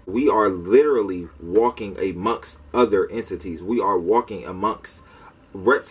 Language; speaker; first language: English; native; English